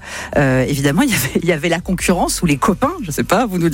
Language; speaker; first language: French; native; French